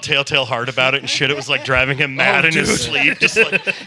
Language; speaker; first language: English; native; English